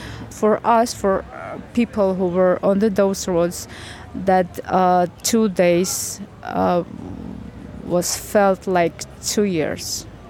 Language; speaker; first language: English; non-native, fluent; Armenian